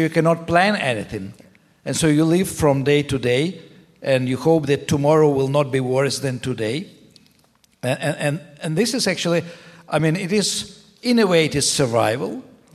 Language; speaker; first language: English; non-native, fluent; Ukrainian